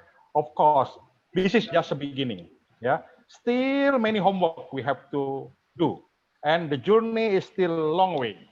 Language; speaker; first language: English; non-native, fluent; Indonesian